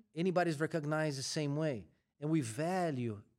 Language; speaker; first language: English; non-native, fluent; Portuguese